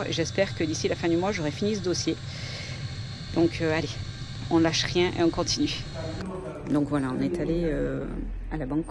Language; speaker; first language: French; native; French